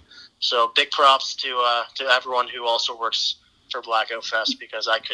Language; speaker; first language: English; native; English